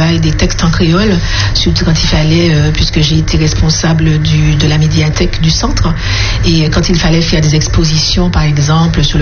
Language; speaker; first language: French; native; French